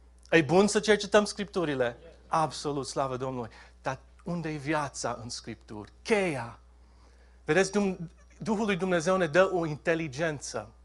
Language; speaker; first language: Romanian; native; Romanian